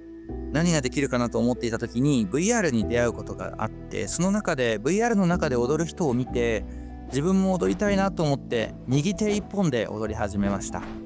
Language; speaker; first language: Japanese; native; Japanese